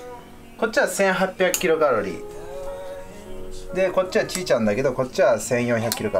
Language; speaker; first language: Japanese; native; Japanese